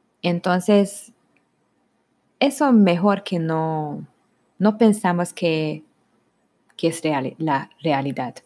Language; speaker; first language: Spanish; non-native, learner; Hungarian